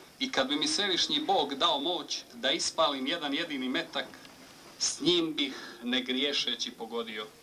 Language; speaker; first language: Bosnian; native; Bosnian